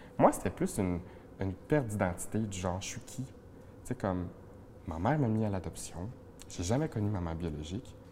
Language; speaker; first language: French; native; French